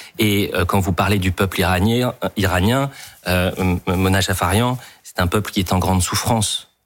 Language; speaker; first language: French; native; French